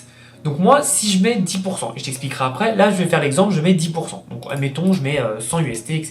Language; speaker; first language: French; native; French